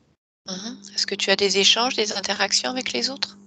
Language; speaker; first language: French; native; French